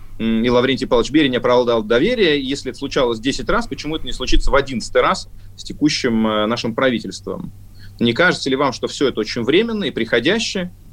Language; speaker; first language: Russian; native; Russian